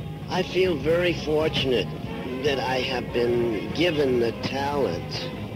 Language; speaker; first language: English; native; English